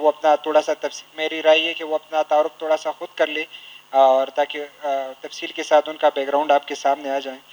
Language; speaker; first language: Urdu; non-native, local second language; Pashto